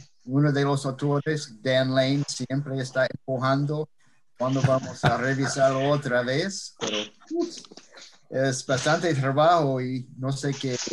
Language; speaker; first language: Spanish; non-native, fluent; English